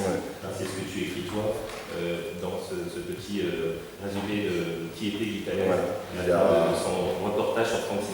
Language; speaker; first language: French; native; French